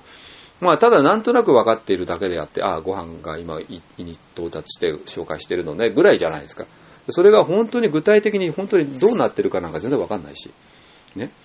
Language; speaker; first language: Japanese; native; Japanese